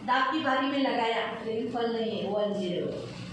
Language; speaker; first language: Hindi; non-native, local second language; Marathi